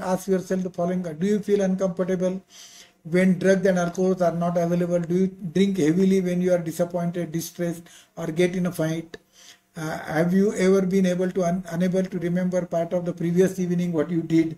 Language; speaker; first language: English; non-native, local second language; Marathi